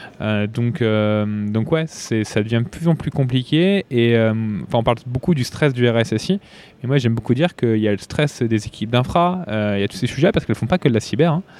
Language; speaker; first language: French; native; French